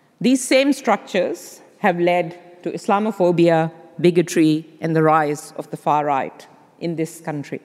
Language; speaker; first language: English; non-native, local second language; Urdu